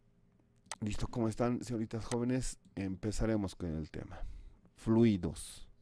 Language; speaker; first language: Spanish; native; Spanish